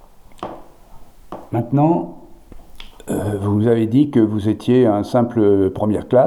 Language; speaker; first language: French; native; French